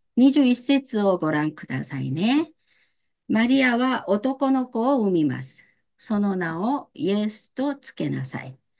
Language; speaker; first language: Japanese; non-native, fluent; Korean